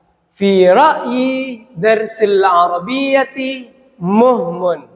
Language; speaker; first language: Arabic; non-native, learner; Indonesian